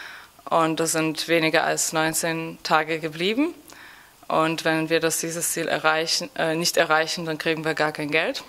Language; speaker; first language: German; non-native, fluent; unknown